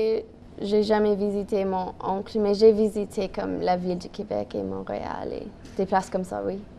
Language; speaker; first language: French; non-native, local second language; English